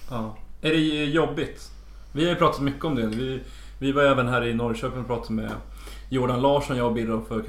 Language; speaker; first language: Swedish; native; Swedish